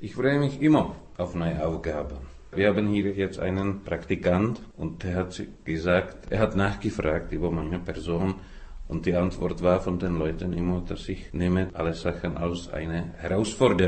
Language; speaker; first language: German; non-native, fluent; Czech